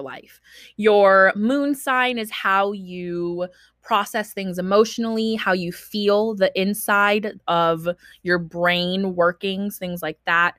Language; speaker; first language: English; early bilingual, other home language; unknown